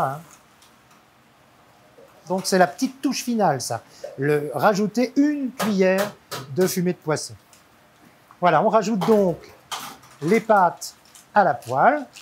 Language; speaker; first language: French; native; French